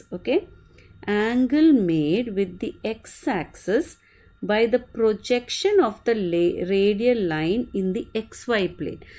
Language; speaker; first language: English; non-native, local second language; Malayalam